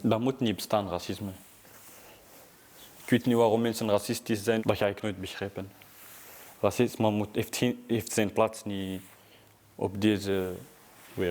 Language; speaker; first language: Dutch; non-native, fluent; Arabic